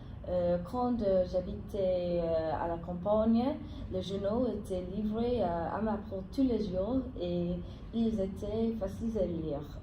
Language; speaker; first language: French; non-native, fluent; English